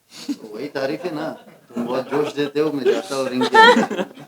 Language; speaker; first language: Hindi; non-native, fluent; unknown